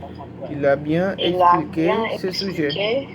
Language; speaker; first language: French; non-native, learner; Portuguese